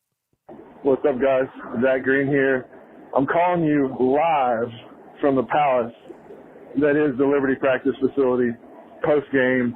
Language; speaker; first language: English; native; English